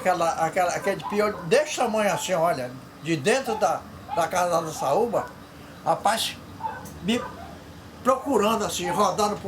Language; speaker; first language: Portuguese; native; Portuguese